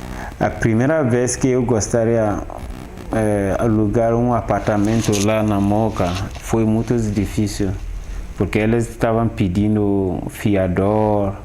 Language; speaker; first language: Portuguese; non-native, learner; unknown